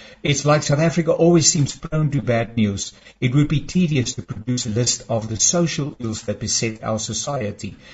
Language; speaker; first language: English; non-native, local second language; Afrikaans